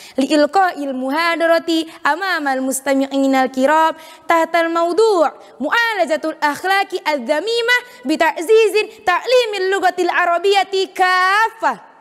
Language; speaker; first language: Arabic; non-native, fluent; Indonesian